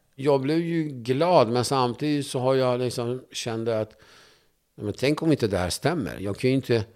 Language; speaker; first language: Swedish; non-native, fluent; Kurdish